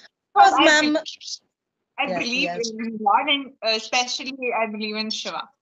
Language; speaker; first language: English; non-native, local second language; Hindi